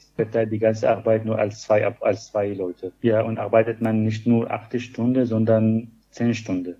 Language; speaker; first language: German; non-native, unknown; Arabic